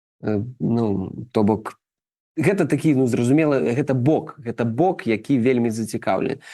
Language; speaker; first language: Belarusian; native; Belarusian